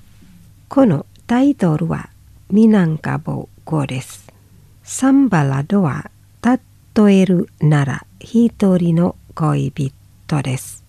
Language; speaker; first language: Japanese; non-native, fluent; Indonesian